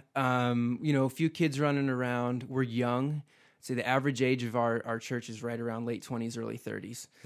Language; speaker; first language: English; native; English